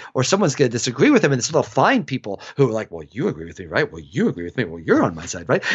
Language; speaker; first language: English; native; English